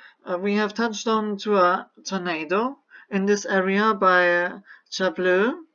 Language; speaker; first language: English; non-native, learner; German